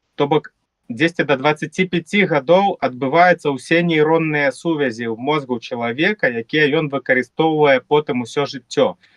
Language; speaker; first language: Belarusian; non-native, local second language; Russian